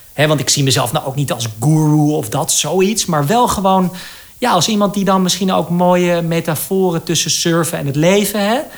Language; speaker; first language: Dutch; native; Dutch